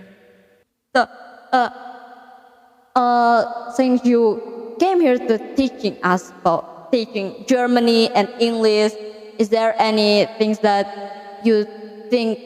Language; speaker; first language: English; non-native, learner; Indonesian